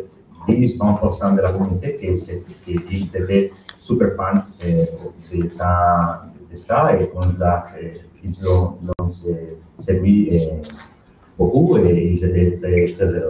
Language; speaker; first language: French; non-native, learner; Spanish